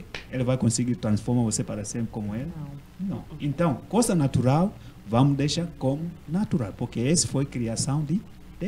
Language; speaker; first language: Portuguese; non-native, learner; Swahili